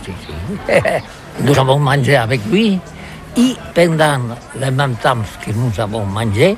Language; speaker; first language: French; non-native, learner; Catalan